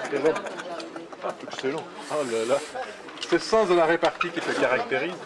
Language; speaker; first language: French; native; French